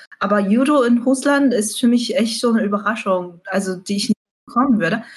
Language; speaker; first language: German; non-native, fluent; Chinese